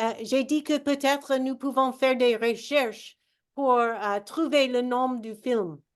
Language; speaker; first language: French; non-native, fluent; English